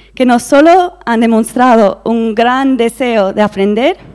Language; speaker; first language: Spanish; non-native, fluent; English